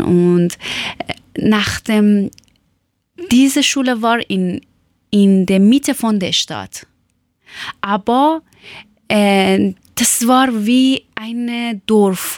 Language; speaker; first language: German; non-native, fluent; Persian